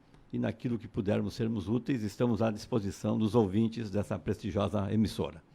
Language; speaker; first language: Portuguese; native; Portuguese